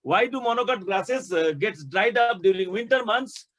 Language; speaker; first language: English; non-native, local second language; Nepali